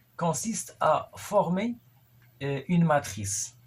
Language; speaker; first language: French; non-native, local second language; Arabic